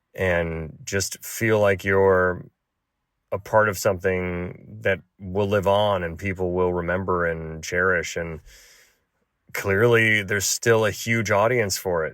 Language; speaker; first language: English; native; English